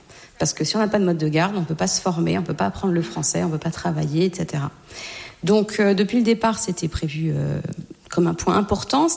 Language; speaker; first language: French; native; French